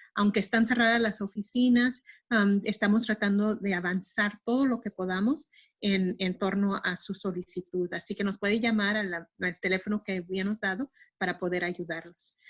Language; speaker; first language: Spanish; early bilingual, heritage; Spanish